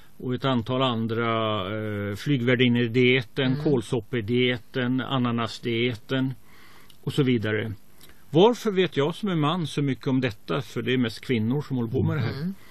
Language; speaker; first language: Swedish; native; Swedish